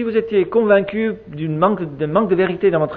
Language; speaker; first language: French; native; French